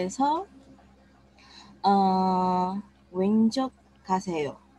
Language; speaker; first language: Korean; non-native, learner; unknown